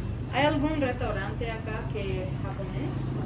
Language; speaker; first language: Spanish; non-native, learner; English